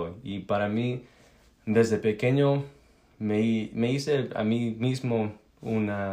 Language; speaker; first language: Spanish; early bilingual, heritage; Spanish